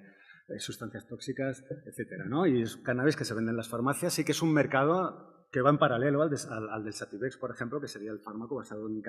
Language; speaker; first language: Spanish; native; Spanish